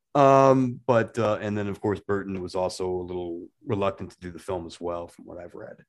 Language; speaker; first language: English; native; English